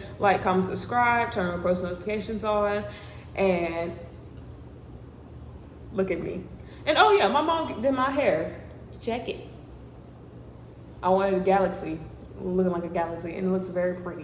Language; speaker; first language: English; native; English